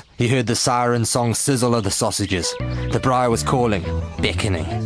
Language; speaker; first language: English; native; English